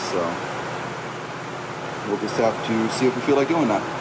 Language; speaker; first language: English; native; English